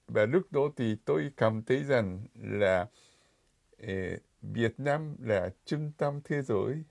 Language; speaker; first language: Vietnamese; non-native, fluent; Japanese